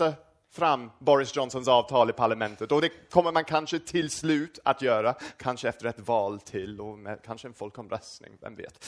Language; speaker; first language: Swedish; non-native, fluent; English